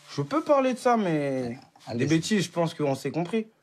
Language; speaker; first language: French; native; French